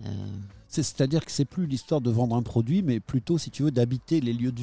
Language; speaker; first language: French; native; French